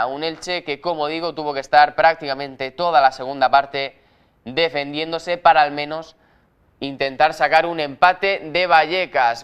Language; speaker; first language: Spanish; native; Spanish